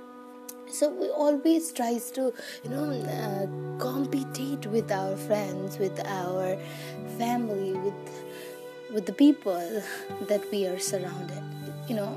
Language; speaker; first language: English; non-native, local second language; Nepali